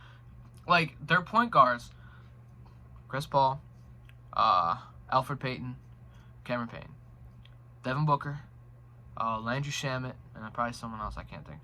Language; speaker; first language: English; native; English